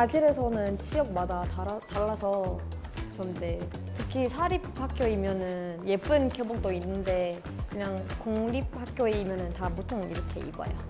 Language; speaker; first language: Korean; non-native, learner; Portuguese